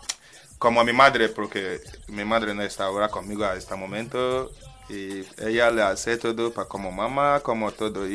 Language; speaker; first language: Spanish; non-native, learner; English